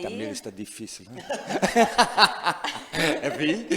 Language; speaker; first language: Portuguese; non-native, learner; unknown